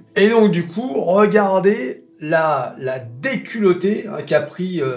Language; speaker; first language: French; native; French